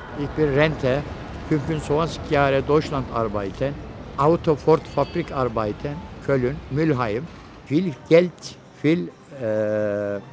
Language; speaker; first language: German; non-native, learner; Turkish